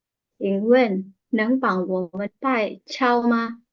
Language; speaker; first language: Chinese; non-native, learner; Indonesian